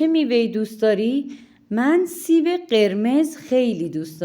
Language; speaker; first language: Persian; non-native, fluent; Urdu